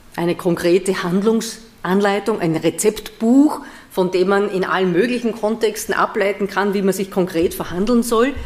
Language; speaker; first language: German; native; German